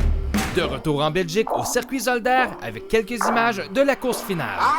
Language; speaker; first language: French; native; French